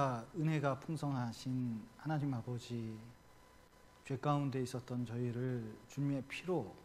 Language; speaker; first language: Korean; native; Korean